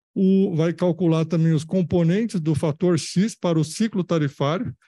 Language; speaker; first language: Portuguese; native; Portuguese